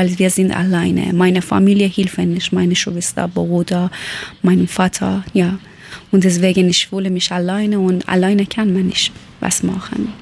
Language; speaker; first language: German; non-native, learner; Persian